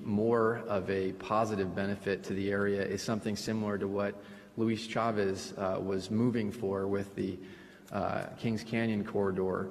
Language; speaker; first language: English; early bilingual, other home language; Spanish